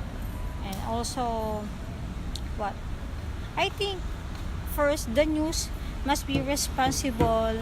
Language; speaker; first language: English; non-native, learner; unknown